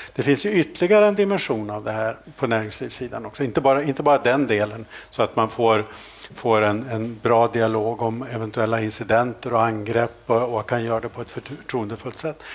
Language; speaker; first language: Swedish; native; Swedish